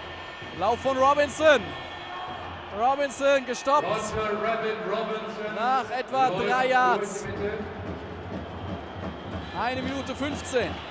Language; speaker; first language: German; native; German